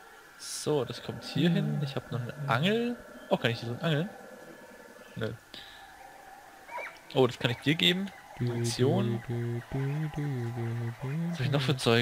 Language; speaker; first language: German; native; German